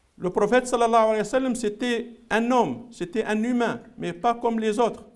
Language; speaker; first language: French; non-native, local second language; Arabic